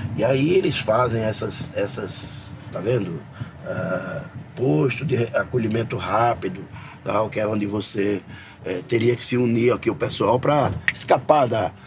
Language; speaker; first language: Portuguese; native; Portuguese